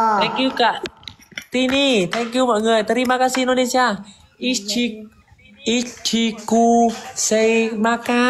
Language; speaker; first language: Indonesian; non-native, learner; Vietnamese